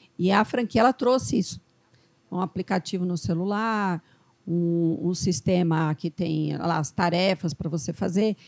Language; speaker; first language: Portuguese; early bilingual, other home language; Spanish